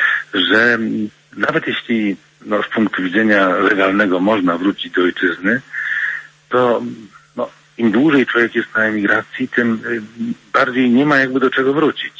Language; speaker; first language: Polish; native; Polish